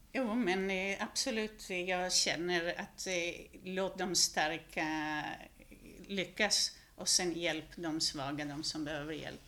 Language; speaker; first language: Swedish; non-native, fluent; Hungarian